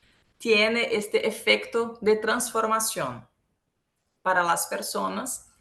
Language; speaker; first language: Spanish; non-native, local second language; Portuguese